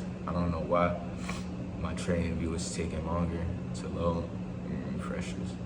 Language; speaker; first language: English; native; English